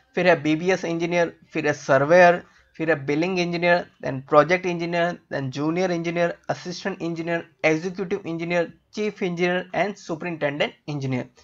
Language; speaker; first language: Hindi; native; Hindi